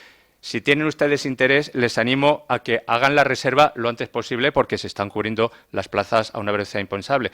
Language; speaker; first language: Spanish; native; Spanish